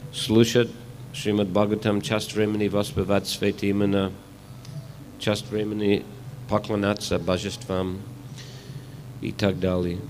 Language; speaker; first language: Russian; non-native, fluent; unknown